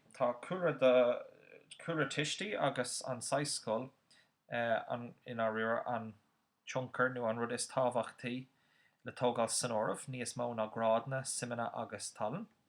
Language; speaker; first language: Irish; native; Irish